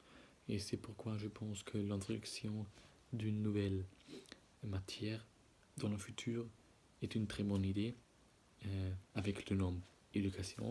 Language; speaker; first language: French; non-native, learner; German